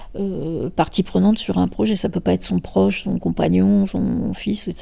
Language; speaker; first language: French; native; French